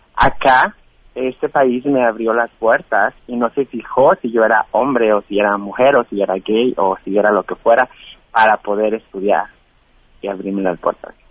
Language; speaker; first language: Spanish; native; Spanish